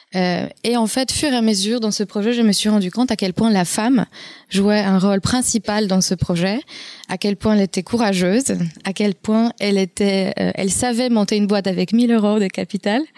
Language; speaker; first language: French; non-native, fluent; Polish